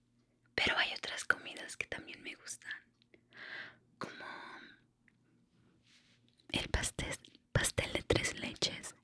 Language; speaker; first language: Spanish; early bilingual, heritage; Spanish